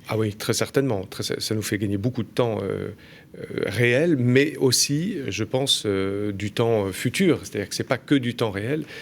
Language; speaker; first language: French; native; French